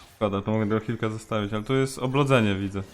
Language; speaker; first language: Polish; native; Polish